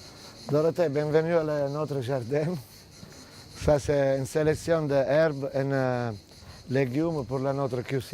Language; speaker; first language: French; non-native, fluent; Italian